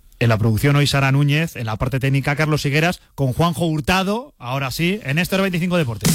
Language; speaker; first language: Spanish; native; Spanish